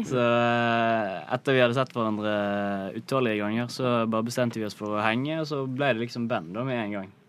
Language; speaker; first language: Norwegian; native; Norwegian